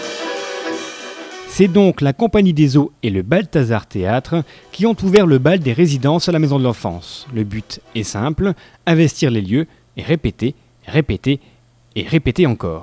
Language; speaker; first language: French; native; French